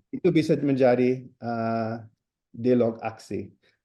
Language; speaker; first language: Indonesian; non-native, fluent; English